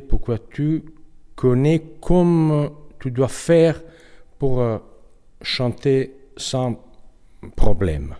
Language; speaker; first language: French; non-native, learner; Italian